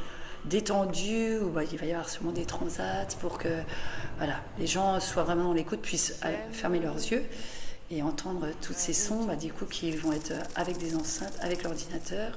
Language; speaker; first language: French; native; French